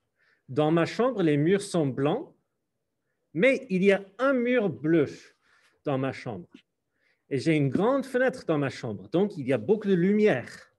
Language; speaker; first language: French; non-native, fluent; English